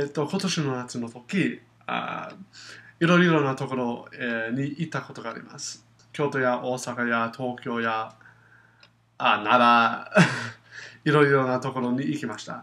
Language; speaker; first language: Japanese; non-native, learner; English